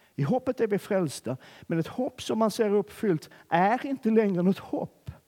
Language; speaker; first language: Swedish; native; Swedish